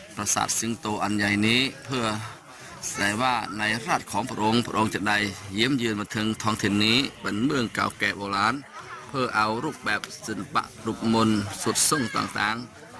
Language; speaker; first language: Thai; non-native, local second language; Khmer